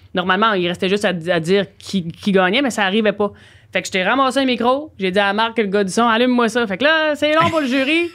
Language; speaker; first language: French; native; French